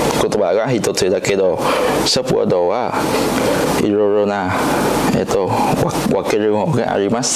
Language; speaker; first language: Japanese; non-native, learner; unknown